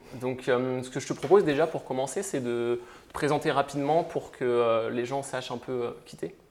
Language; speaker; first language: French; native; French